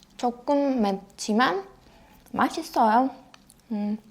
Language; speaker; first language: Korean; non-native, learner; Russian